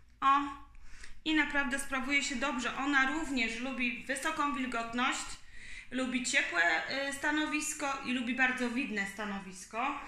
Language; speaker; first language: Polish; native; Polish